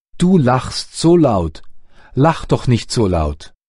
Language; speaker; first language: German; native; German